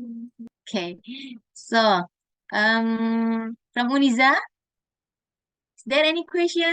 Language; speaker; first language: English; non-native, fluent; Indonesian